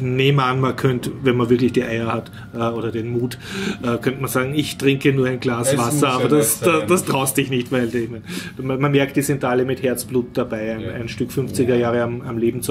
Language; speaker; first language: German; native; German